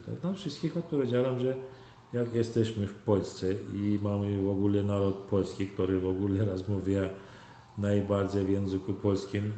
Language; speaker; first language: Polish; non-native, learner; Turkmen